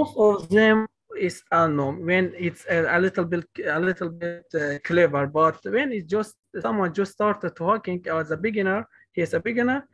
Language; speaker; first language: English; non-native, learner; Kurdish